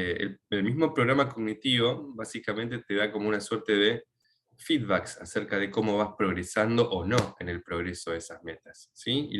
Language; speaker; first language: Spanish; native; Spanish